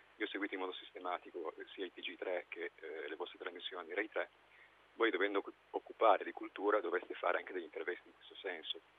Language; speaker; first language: Italian; native; Italian